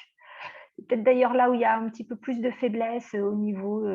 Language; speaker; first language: French; native; French